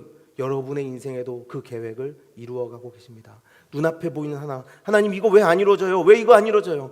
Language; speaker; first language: Korean; native; Korean